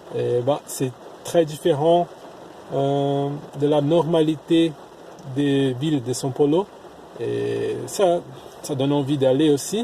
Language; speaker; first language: French; non-native, fluent; Portuguese